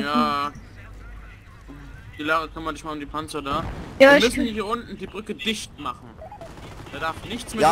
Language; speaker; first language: German; native; German